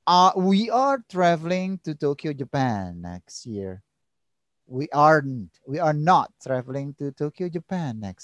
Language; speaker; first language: English; non-native, learner; Indonesian